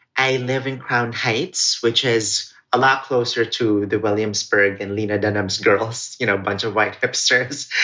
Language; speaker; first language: English; non-native, local second language; Cebuano